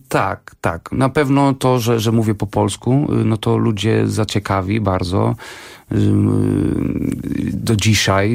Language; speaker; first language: Polish; non-native, fluent; Portuguese